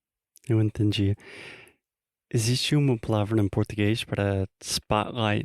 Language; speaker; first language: Portuguese; non-native, fluent; English